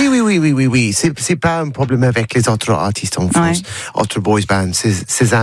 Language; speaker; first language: French; non-native, learner; English